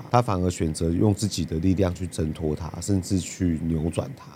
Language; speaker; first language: Chinese; native; Chinese